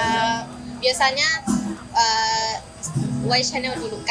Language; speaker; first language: Indonesian; non-native, learner; Thai